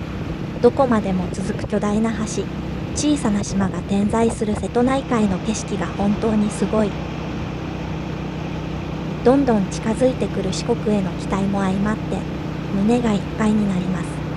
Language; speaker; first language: Japanese; native; Japanese